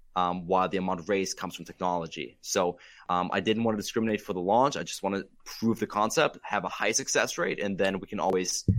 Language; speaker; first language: English; non-native, fluent; German